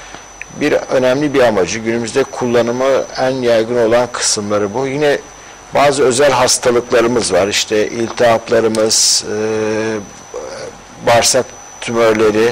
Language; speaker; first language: Turkish; native; Turkish